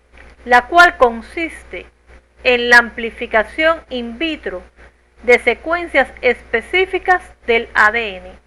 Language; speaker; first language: Spanish; native; Spanish